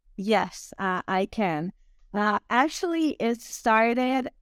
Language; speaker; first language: English; non-native, fluent; Croatian